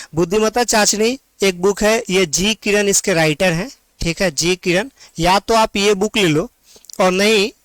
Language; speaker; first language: Hindi; non-native, local second language; Marathi